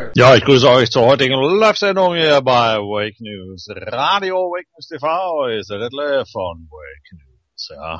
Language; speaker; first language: German; native; German